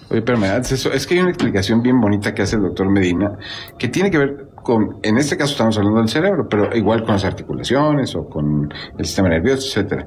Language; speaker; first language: Spanish; native; Spanish